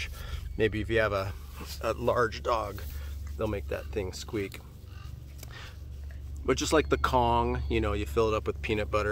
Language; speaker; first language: English; native; English